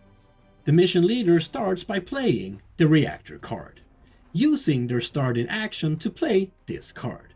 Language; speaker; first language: English; non-native, fluent; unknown